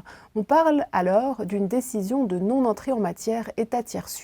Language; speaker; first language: French; native; French